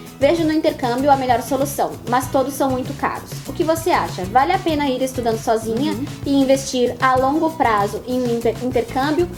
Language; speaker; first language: Portuguese; native; Portuguese